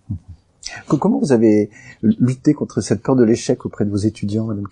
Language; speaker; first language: French; native; French